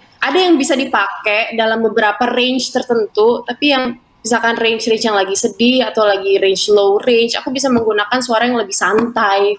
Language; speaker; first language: Indonesian; native; Indonesian